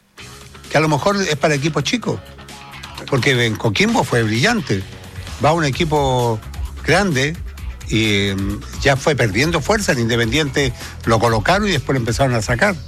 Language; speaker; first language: Spanish; native; Spanish